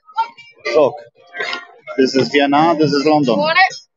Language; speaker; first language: English; non-native, learner; Polish